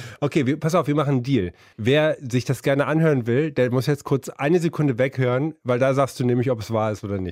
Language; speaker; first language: German; native; German